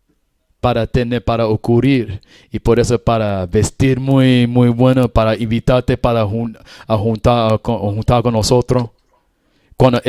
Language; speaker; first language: Spanish; non-native, learner; English